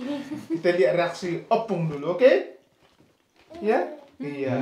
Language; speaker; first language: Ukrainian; non-native, learner; Indonesian